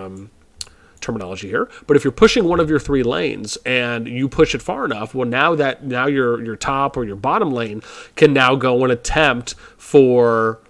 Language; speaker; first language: English; native; English